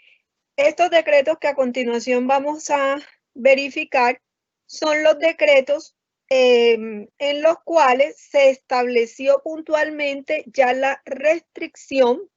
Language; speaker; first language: Spanish; native; Spanish